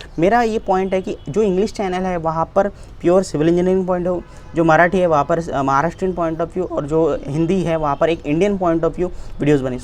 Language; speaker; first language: Hindi; non-native, local second language; Marathi